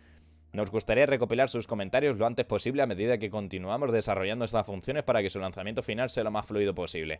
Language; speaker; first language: Spanish; native; Spanish